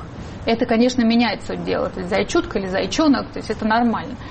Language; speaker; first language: Russian; native; Russian